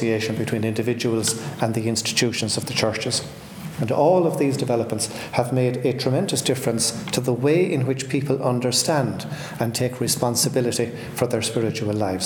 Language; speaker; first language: English; native; English